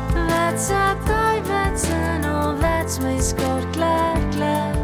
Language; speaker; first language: German; non-native, local second language; Romansh